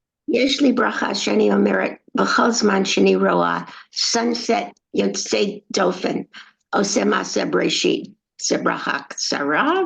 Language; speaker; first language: Hebrew; non-native, learner; English